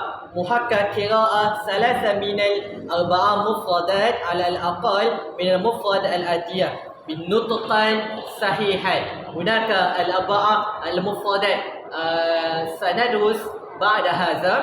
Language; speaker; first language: Arabic; non-native, learner; Malay